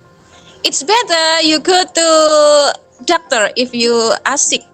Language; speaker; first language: English; non-native, learner; Indonesian